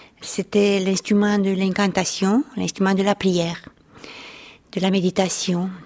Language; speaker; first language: French; non-native, fluent; Romanian